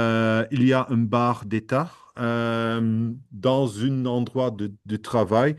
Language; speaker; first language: French; non-native, fluent; Dutch